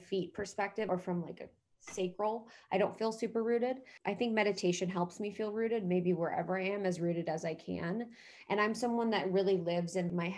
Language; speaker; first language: English; native; English